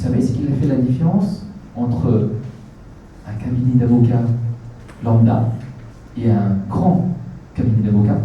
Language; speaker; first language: French; native; French